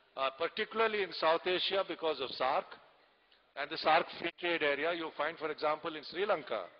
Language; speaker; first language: English; non-native, local second language; Tamil